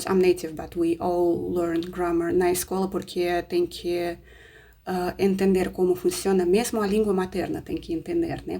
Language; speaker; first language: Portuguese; non-native, fluent; Russian